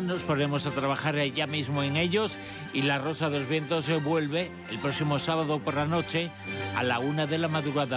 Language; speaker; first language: Spanish; native; Spanish